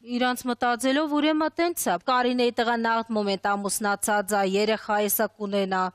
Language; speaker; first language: Armenian; early bilingual, other home language; Russian